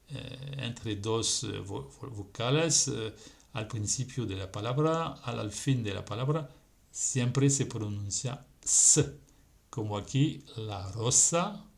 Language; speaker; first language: Spanish; non-native, fluent; French